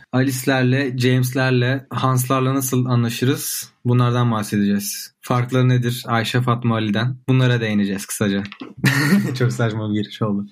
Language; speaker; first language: Turkish; native; Turkish